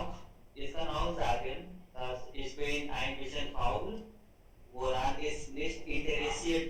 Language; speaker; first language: German; non-native, learner; Hindi